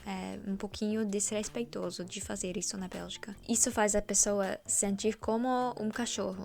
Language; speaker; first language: Portuguese; non-native, fluent; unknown